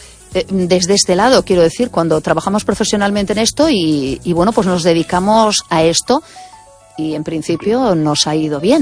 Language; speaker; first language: Spanish; native; Spanish